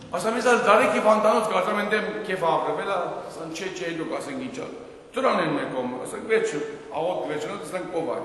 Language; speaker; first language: Armenian; early bilingual, heritage; Armenian